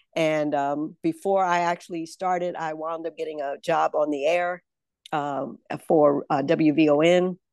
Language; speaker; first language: English; native; English